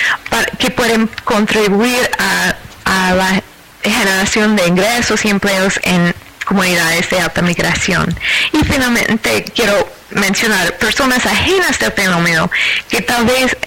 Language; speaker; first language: Spanish; non-native, fluent; English